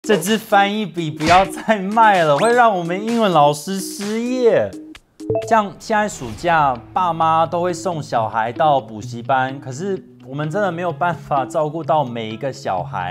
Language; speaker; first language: Chinese; non-native, fluent; English